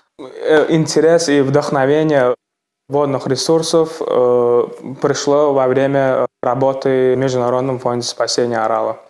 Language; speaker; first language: Russian; non-native, local second language; Turkmen